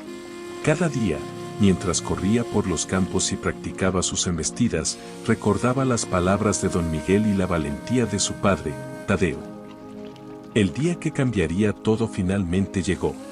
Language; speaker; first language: Spanish; native; Spanish